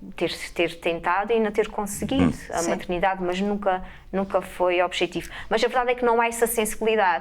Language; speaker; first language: Portuguese; native; Portuguese